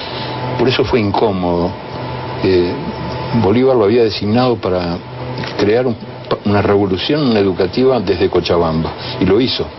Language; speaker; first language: Spanish; native; Spanish